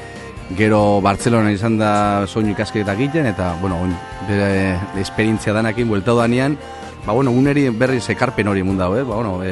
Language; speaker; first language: Basque; native; Basque